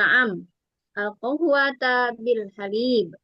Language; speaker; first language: Arabic; non-native, learner; Indonesian